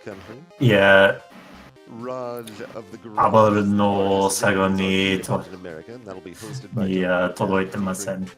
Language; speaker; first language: Japanese; non-native, learner; English